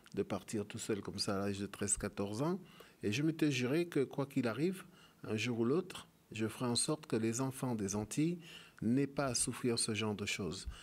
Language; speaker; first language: French; native; French